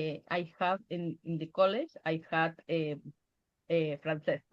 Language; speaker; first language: English; non-native, learner; Spanish